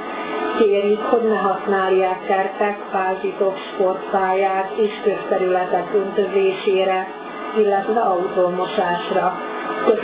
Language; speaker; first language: Hungarian; non-native, local second language; Slovak